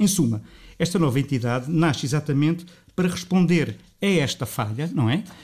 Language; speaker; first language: Portuguese; native; Portuguese